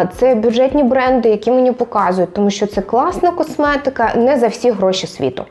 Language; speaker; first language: Ukrainian; non-native, local second language; Russian